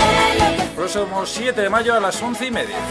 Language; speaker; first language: Spanish; native; Spanish